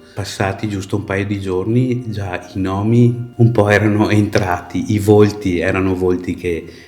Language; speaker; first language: Italian; native; Italian